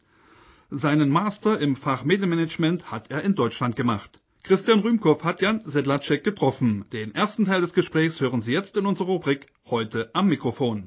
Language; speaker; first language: German; native; German